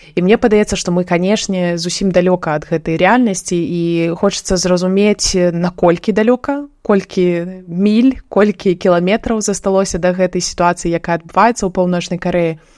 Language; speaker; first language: Belarusian; non-native, local second language; Russian